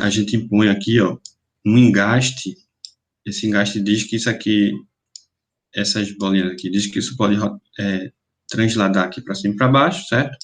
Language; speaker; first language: Portuguese; native; Portuguese